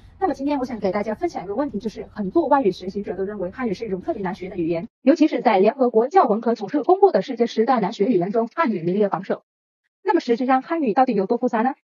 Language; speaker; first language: Chinese; non-native, fluent; Vietnamese